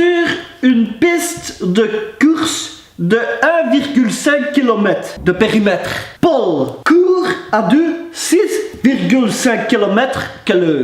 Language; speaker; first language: French; native; French